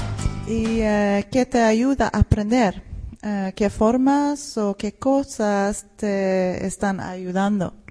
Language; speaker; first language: Spanish; non-native, fluent; Swedish